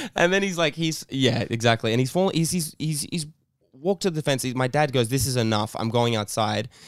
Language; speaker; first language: English; native; English